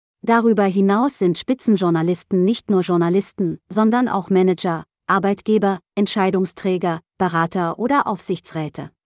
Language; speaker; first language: German; native; German